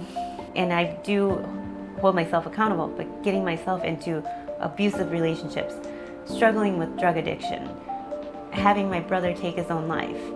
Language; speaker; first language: English; early bilingual, other home language; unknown